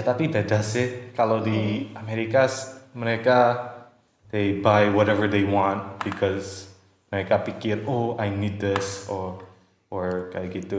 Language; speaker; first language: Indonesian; early bilingual, heritage; English